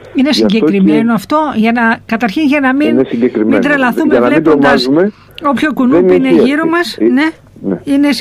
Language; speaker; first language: Greek; native; Greek